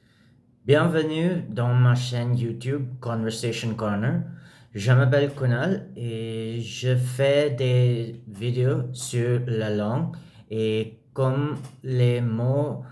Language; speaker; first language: French; non-native, learner; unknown